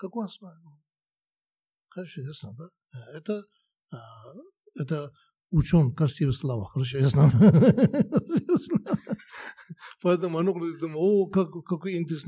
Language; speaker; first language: Russian; non-native, learner; Tibetan